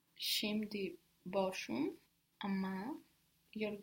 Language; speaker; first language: Turkish; non-native, learner; English